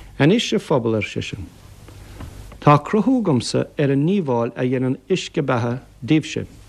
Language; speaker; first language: Irish; native; Irish